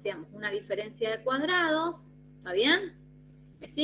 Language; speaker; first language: Spanish; native; Spanish